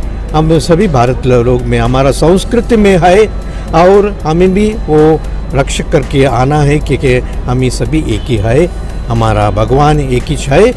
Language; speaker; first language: Hindi; non-native, local second language; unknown